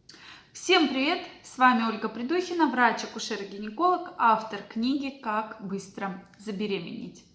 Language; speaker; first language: Russian; native; Russian